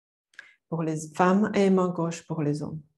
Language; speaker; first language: French; non-native, fluent; Chinese